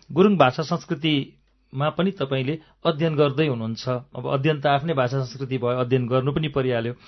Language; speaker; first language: Nepali; native; Nepali